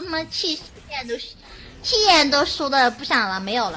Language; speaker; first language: Chinese; native; Chinese